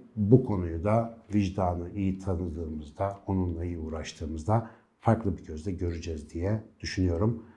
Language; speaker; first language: Turkish; native; Turkish